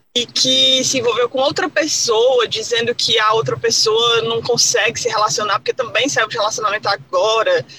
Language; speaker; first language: Portuguese; native; Portuguese